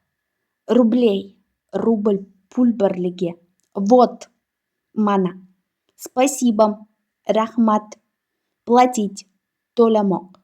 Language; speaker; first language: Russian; non-native, fluent; Uzbek